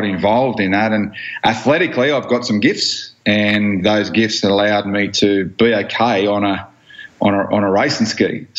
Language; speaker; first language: English; native; English